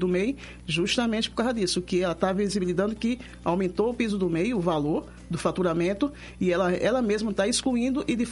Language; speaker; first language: Portuguese; native; Portuguese